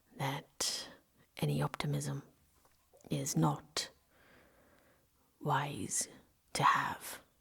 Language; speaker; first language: English; non-native, local second language; Welsh